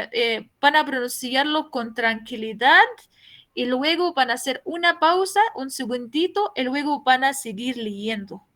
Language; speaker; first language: Spanish; non-native, fluent; Arabic